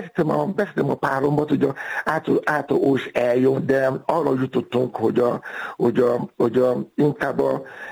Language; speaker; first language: Hungarian; non-native, fluent; Yoruba